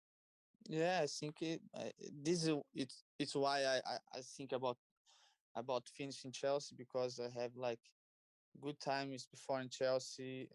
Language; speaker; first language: English; non-native, learner; Portuguese